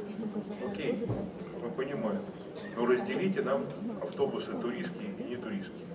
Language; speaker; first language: Russian; native; Russian